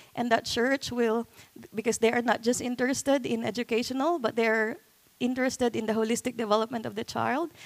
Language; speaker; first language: English; non-native, local second language; Cebuano